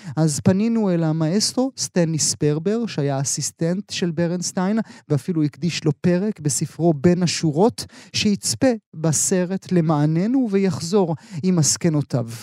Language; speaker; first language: Hebrew; native; Hebrew